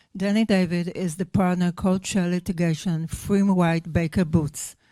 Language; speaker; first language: English; non-native, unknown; Hebrew